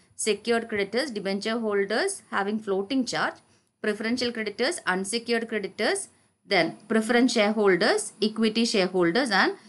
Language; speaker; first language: English; non-native, local second language; Malayalam